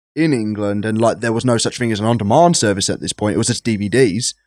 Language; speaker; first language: English; native; English